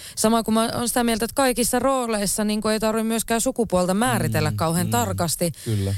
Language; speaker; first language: Finnish; native; Finnish